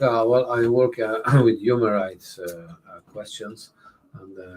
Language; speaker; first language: English; non-native, fluent; Swedish